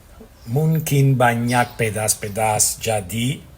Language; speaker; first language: Indonesian; non-native, learner; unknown